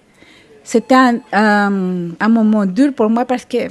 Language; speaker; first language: French; non-native, fluent; Spanish